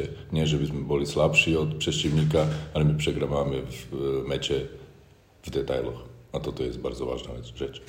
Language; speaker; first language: Polish; non-native, learner; Slovak